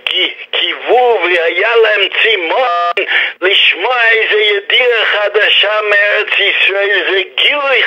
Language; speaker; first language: Hebrew; non-native, fluent; English